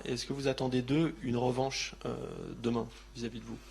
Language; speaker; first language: French; native; French